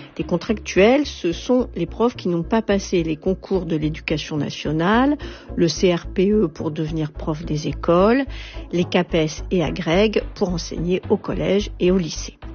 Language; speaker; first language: French; native; French